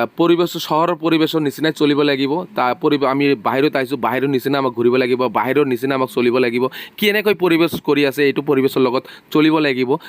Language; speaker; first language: Assamese; non-native, local second language; Bangla